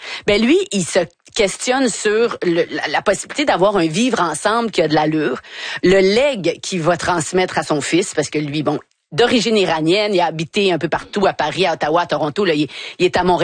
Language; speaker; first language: French; native; French